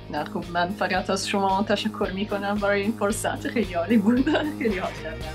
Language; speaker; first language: Persian; non-native, fluent; Italian